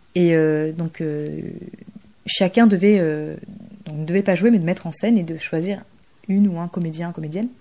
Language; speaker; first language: French; early bilingual, other home language; Bulgarian